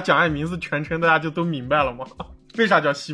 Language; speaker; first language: Chinese; native; Chinese